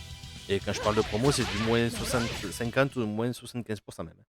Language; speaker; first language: French; native; French